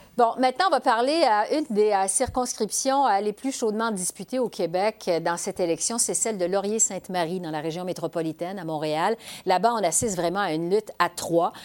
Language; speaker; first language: French; native; French